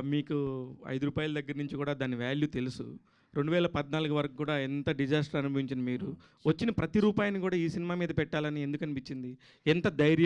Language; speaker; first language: Telugu; native; Telugu